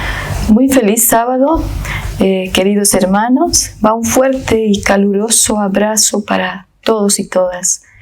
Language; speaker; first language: Spanish; native; Spanish